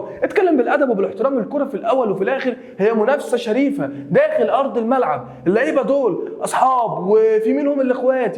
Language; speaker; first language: Arabic; native; Arabic